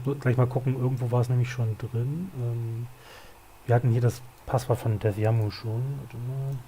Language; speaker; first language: German; native; German